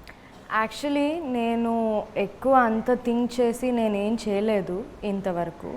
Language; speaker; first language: Telugu; non-native, fluent; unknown